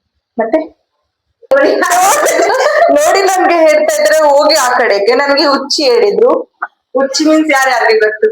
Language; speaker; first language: Kannada; non-native, learner; Hindi